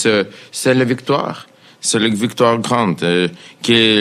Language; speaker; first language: French; non-native, fluent; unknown